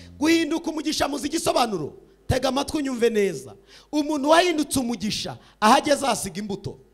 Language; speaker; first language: Kinyarwanda; early bilingual, heritage; Kinyarwanda